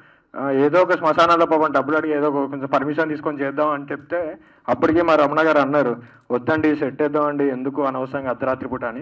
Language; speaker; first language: Telugu; native; Telugu